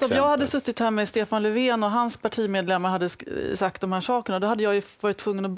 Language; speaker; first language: Swedish; native; Swedish